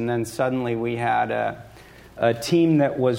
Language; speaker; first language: English; native; English